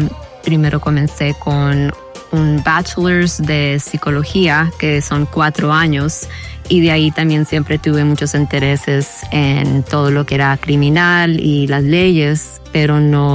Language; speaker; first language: Spanish; early bilingual, heritage; Spanish